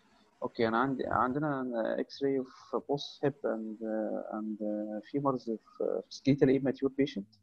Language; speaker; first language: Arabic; native; Arabic